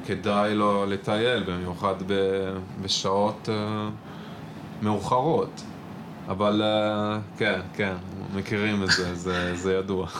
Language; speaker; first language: Hebrew; non-native, fluent; Italian